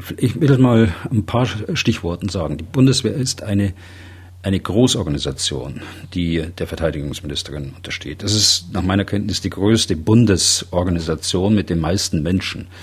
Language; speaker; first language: German; native; German